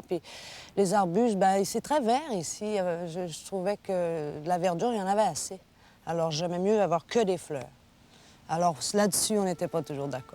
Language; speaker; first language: French; native; French